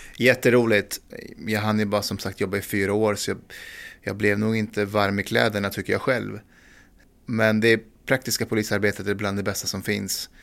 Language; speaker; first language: Swedish; early bilingual, other home language; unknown